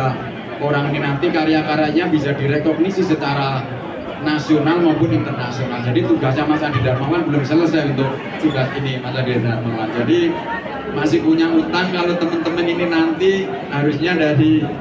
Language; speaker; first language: Indonesian; native; Indonesian